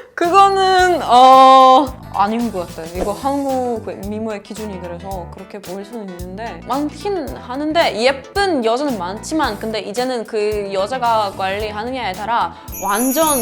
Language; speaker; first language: Korean; non-native, fluent; Russian